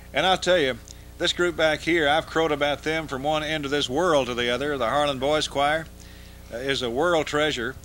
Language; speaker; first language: English; native; English